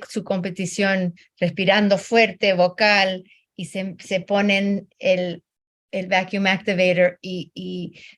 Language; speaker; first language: Spanish; early bilingual, heritage; Spanish